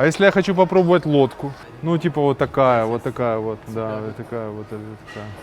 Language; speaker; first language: Russian; native; Russian